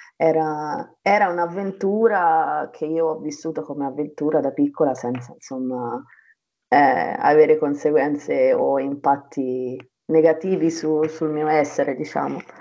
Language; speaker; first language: Italian; early bilingual, other home language; German